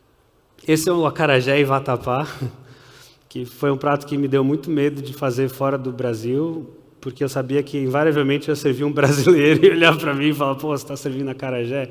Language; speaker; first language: Portuguese; early bilingual, heritage; Portuguese